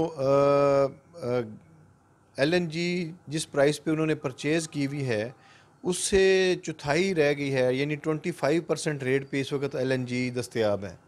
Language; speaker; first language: Urdu; non-native, local second language; Punjabi